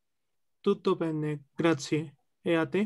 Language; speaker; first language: Italian; non-native, learner; Spanish